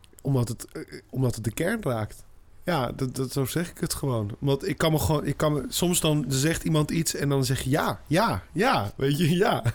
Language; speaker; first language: Dutch; native; Dutch